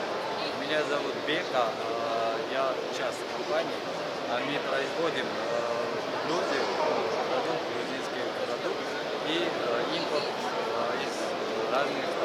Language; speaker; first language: Russian; non-native, fluent; Georgian